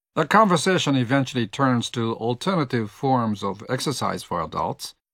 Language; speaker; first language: English; non-native, fluent; Japanese